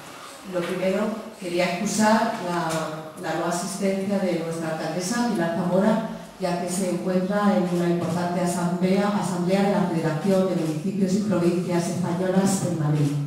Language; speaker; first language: Spanish; native; Spanish